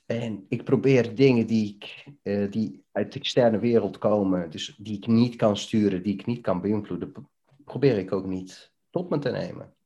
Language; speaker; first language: Dutch; early bilingual, other home language; Bosnian